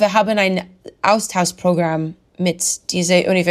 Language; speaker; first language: German; non-native, learner; English